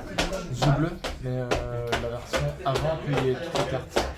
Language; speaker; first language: French; native; French